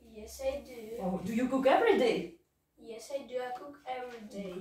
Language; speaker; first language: English; non-native, fluent; Russian